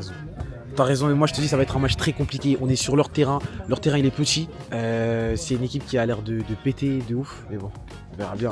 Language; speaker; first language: French; native; French